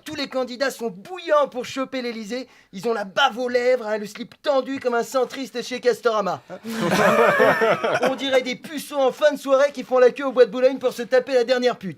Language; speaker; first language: French; native; French